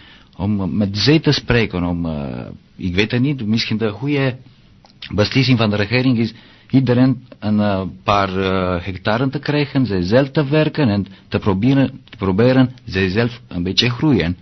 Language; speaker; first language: Dutch; non-native, learner; Romanian